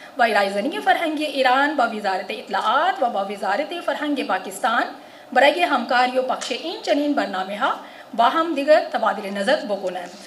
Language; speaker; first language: Persian; non-native, fluent; Urdu